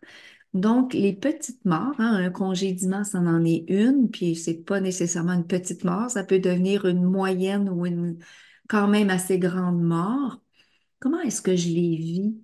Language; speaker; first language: French; native; French